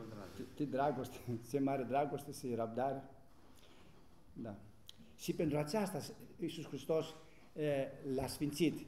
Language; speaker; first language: Romanian; non-native, learner; Greek